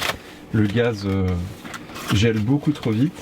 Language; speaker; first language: French; native; French